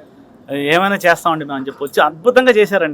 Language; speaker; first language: Telugu; native; Telugu